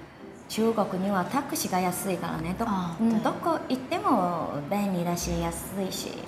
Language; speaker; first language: Japanese; non-native, fluent; Chinese